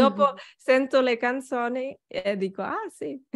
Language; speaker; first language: Italian; non-native, learner; Catalan